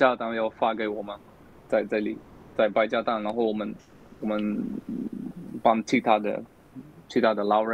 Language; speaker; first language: Chinese; non-native, learner; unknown